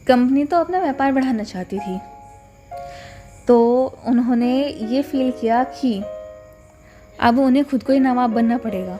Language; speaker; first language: Hindi; native; Hindi